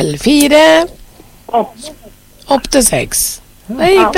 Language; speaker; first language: Norwegian; native; Norwegian